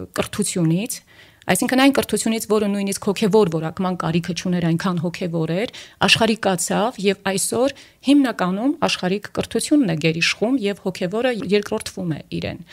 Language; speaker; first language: Armenian; native; Armenian